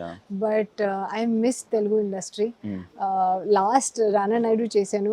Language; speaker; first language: Telugu; non-native, local second language; Hindi